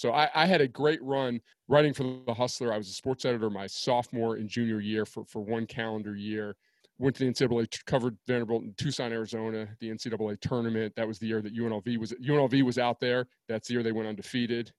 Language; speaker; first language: English; native; English